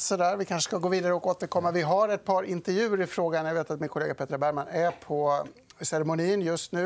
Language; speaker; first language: Swedish; native; Swedish